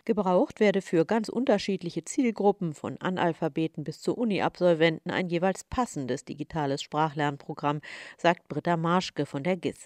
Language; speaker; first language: German; native; German